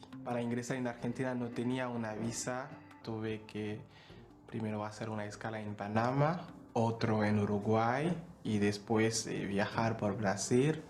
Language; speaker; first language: Spanish; non-native, fluent; Haitian Creole